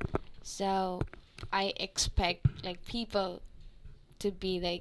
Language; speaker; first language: English; non-native, local second language; Sinhala